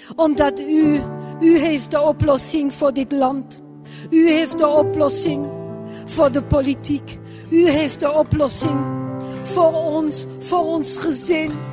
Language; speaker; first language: Dutch; non-native, fluent; French